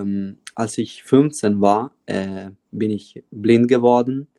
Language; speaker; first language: German; non-native, fluent; Italian